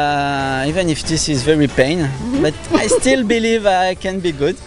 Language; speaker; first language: English; non-native, fluent; French